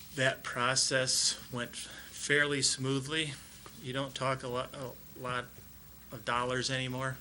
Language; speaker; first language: English; native; English